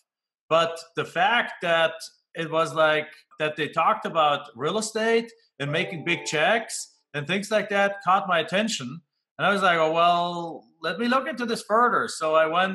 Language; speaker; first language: English; non-native, fluent; German